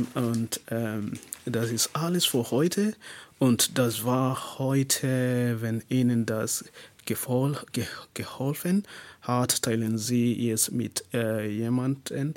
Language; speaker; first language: German; non-native, learner; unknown